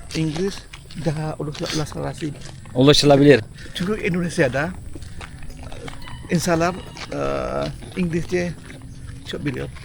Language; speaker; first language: Turkish; non-native, learner; Indonesian